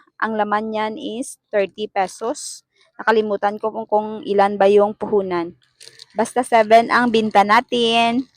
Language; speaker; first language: Filipino; non-native, local second language; Cebuano